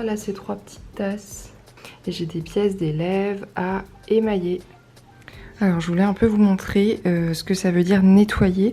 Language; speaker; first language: French; native; French